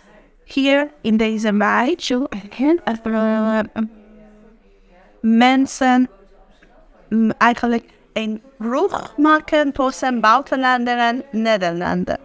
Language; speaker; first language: Dutch; non-native, learner; Persian